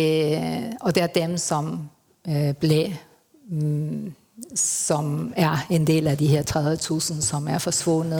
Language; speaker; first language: Danish; non-native, fluent; Spanish